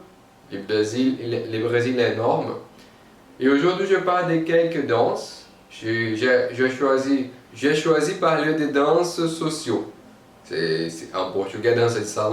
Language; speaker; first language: French; non-native, fluent; Portuguese